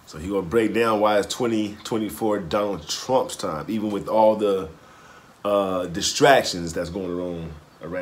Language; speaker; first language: English; native; English